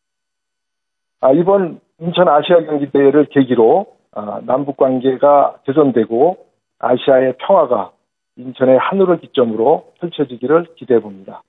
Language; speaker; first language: Korean; native; Korean